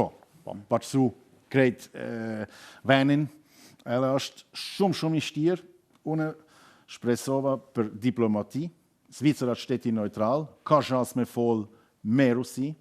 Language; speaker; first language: Albanian; non-native, learner; German